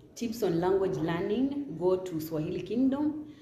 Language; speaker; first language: English; non-native, local second language; Swahili